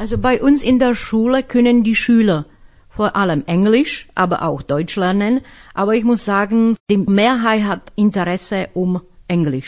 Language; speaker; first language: German; non-native, fluent; Slovak